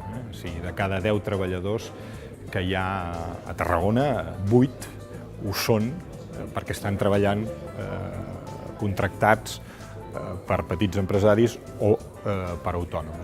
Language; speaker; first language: Catalan; native; Catalan